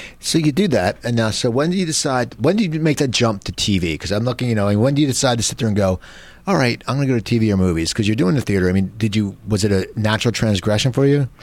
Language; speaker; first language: English; native; English